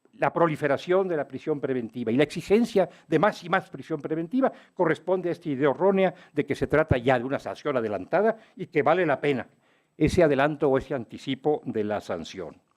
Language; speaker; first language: Spanish; native; Spanish